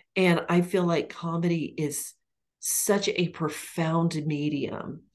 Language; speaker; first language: English; native; English